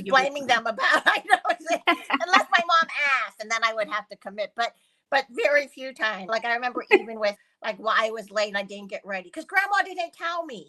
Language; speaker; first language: English; early bilingual, other home language; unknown